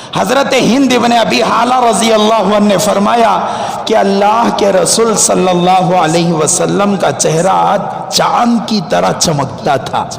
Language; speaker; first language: Urdu; native; Urdu